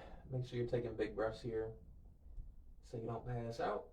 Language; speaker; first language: English; native; English